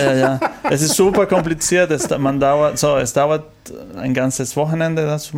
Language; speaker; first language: German; non-native, learner; Spanish